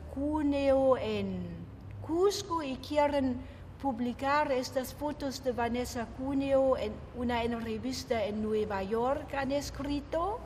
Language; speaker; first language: Spanish; non-native, fluent; German